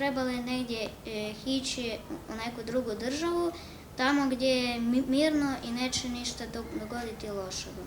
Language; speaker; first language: Bosnian; early bilingual, other home language; Ukrainian